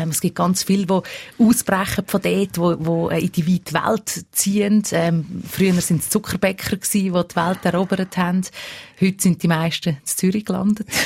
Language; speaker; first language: German; native; German